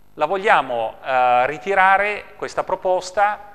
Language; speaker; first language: Italian; native; Italian